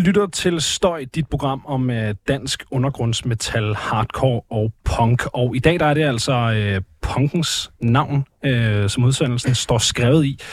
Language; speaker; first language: Danish; native; Danish